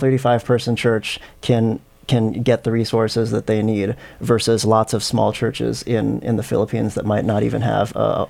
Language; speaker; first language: English; non-native, local second language; Filipino